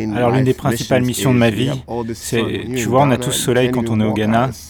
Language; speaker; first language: French; non-native, fluent; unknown